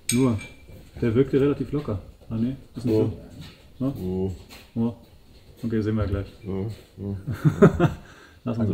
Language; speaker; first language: German; native; German